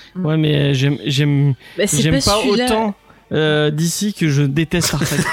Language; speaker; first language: French; early bilingual, other home language; English